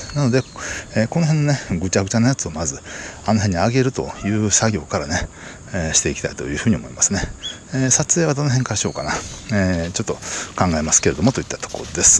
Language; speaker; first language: Japanese; native; Japanese